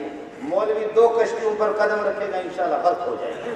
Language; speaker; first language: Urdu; non-native, local second language; Brahui